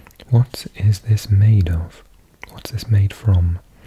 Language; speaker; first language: English; native; English